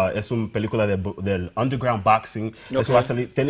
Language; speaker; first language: Spanish; early bilingual, heritage; Spanish